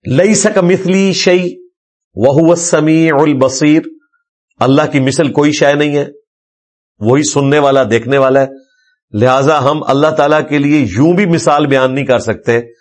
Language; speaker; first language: Urdu; non-native, local second language; Punjabi